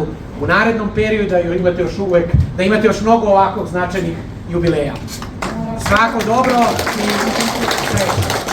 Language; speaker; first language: Bosnian; native; Bosnian